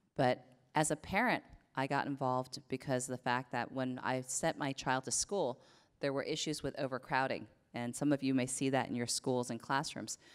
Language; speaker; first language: English; native; English